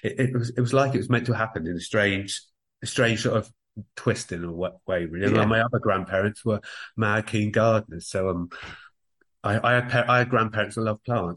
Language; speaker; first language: English; native; English